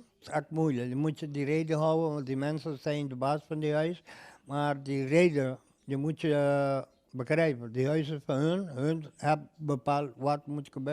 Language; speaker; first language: Dutch; non-native, local second language; Papiamento